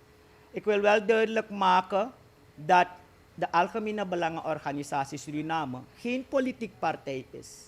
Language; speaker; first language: Dutch; native; Dutch